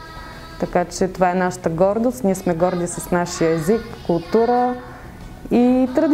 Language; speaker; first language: Bulgarian; early bilingual, heritage; Bulgarian